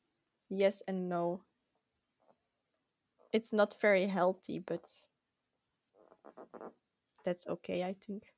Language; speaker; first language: English; non-native, fluent; Dutch